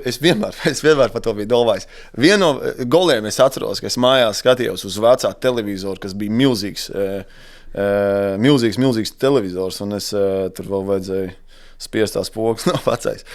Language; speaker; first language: Latvian; native; Latvian